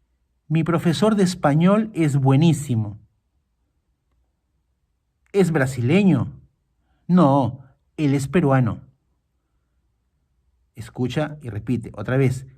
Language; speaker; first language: Spanish; non-native, fluent; Portuguese